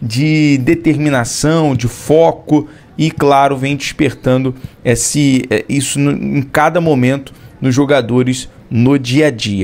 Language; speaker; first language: Portuguese; native; Portuguese